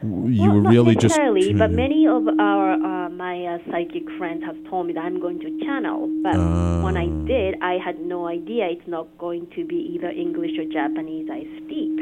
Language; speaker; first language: English; non-native, fluent; Japanese